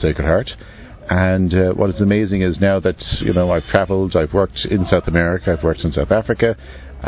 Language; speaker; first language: English; native; English